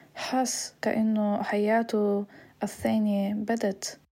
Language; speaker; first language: Arabic; non-native, fluent; Bulgarian